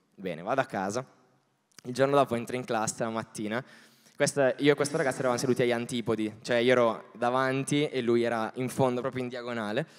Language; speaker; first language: Italian; native; Italian